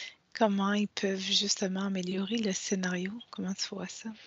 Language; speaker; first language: French; native; French